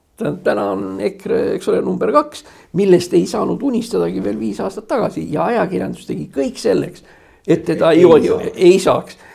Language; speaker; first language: Estonian; native; Estonian